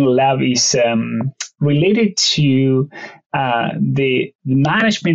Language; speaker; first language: English; non-native, fluent; Spanish